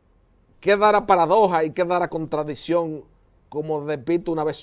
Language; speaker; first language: Spanish; native; Spanish